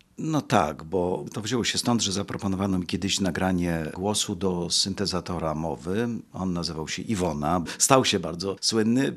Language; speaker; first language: Polish; native; Polish